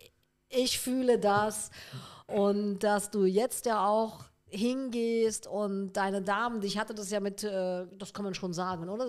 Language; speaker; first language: German; native; German